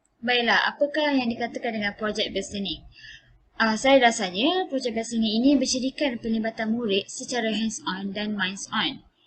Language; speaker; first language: Malay; native; Malay